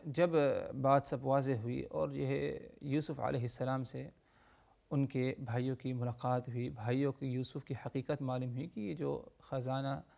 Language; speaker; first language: Urdu; native; Urdu